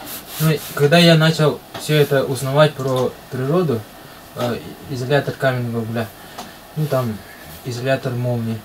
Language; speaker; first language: Russian; native; Russian